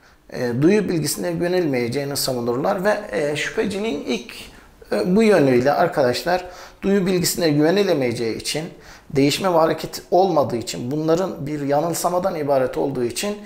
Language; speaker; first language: Turkish; native; Turkish